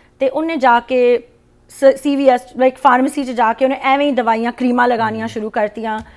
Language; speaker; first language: Punjabi; early bilingual, heritage; Punjabi